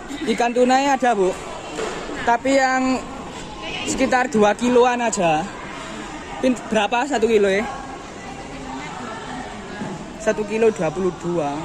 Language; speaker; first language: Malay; non-native, local second language; Javanese